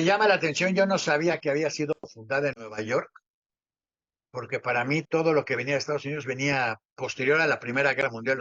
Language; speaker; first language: Spanish; native; Spanish